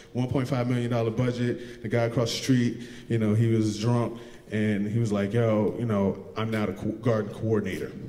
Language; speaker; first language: English; native; English